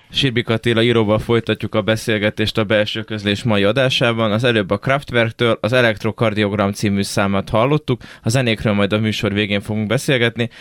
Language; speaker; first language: Hungarian; native; Hungarian